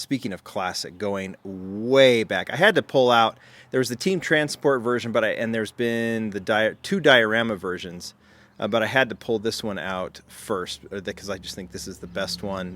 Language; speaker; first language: English; native; English